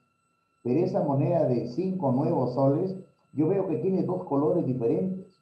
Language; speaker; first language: Spanish; native; Spanish